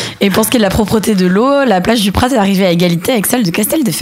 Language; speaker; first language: French; native; French